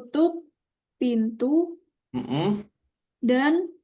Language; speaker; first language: Indonesian; non-native, learner; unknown